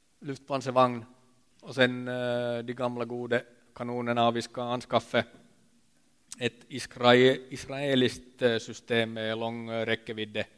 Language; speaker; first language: Swedish; non-native, local second language; Finnish